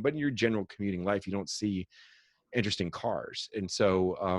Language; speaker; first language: English; native; English